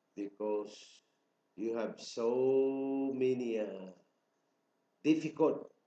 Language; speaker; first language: English; non-native, local second language; Tausug